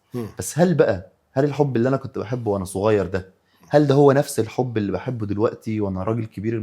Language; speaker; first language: Arabic; native; Arabic